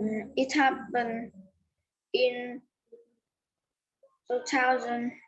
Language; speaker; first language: English; non-native, learner; Vietnamese